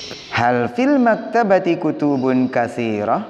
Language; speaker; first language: Arabic; non-native, fluent; Indonesian